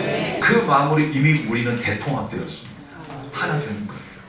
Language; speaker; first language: Korean; native; Korean